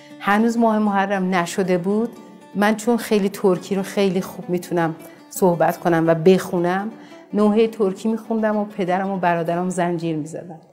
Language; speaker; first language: Persian; non-native, local second language; Azerbaijani